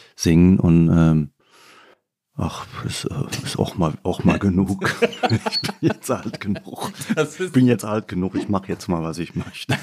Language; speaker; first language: German; non-native, local second language; Limburgish